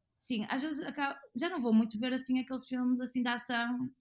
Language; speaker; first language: Portuguese; native; Portuguese